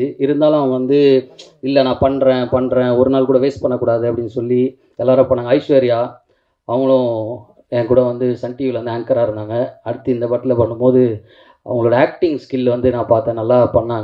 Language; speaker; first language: Tamil; native; Tamil